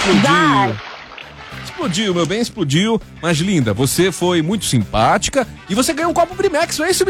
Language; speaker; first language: Portuguese; native; Portuguese